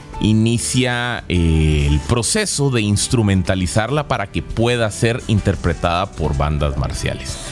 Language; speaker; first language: Spanish; native; Spanish